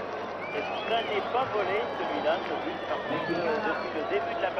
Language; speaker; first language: French; native; French